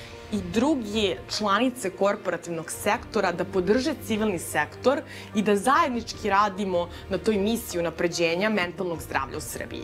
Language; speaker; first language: Serbian; native; Serbian